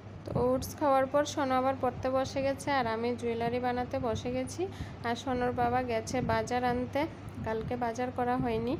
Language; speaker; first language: Bangla; native; Bangla